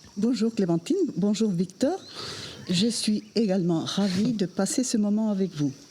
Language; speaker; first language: French; non-native, fluent; Spanish